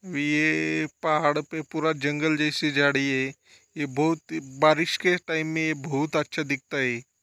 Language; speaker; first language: Hindi; non-native, local second language; Marathi